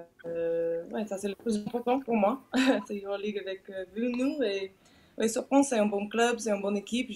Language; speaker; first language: French; non-native, fluent; English